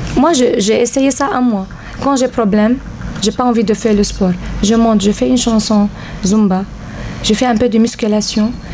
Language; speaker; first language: French; non-native, local second language; Arabic